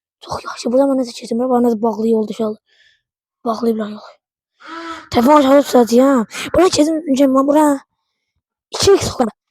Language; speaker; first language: Azerbaijani; non-native, local second language; Talysh